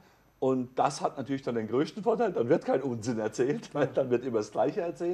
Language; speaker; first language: German; native; German